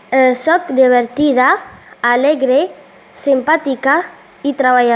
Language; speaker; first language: Catalan; non-native, learner; Arabic